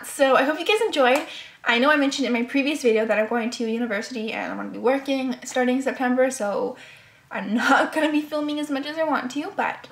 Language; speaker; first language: English; native; English